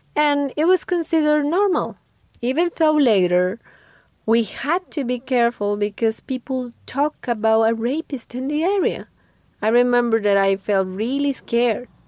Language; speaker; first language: English; non-native, fluent; Spanish